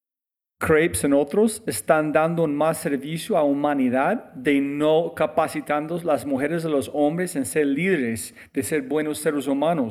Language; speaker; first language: Spanish; non-native, fluent; English